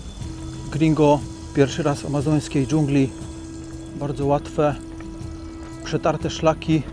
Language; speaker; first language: Polish; native; Polish